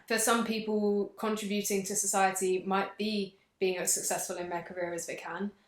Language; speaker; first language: English; native; English